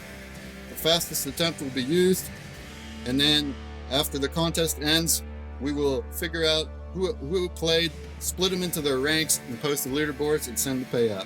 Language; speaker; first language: English; native; English